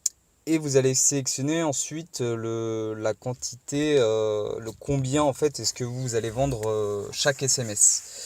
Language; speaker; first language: French; native; French